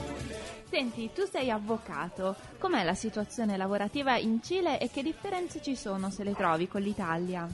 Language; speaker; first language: Italian; native; Italian